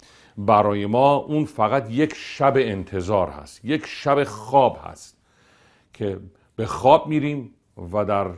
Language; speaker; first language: Persian; native; Persian